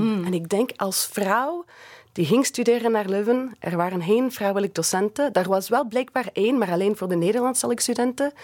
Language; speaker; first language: Dutch; non-native, fluent; English